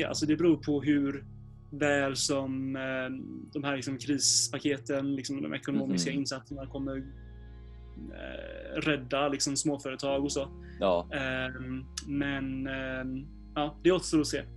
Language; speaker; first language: Swedish; native; Swedish